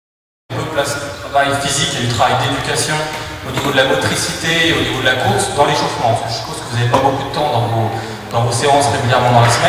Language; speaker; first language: French; native; French